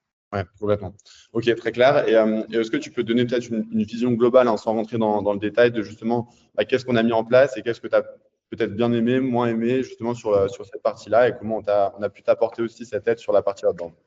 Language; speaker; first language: French; native; French